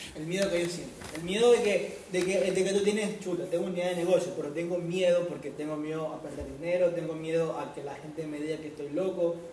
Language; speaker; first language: Spanish; native; Spanish